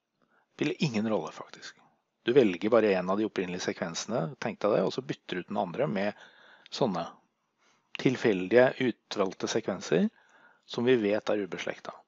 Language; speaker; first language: Norwegian; native; Norwegian